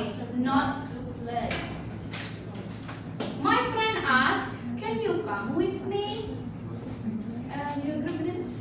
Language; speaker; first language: English; non-native, fluent; Indonesian